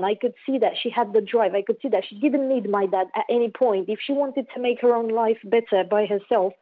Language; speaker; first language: English; non-native, fluent; Romanian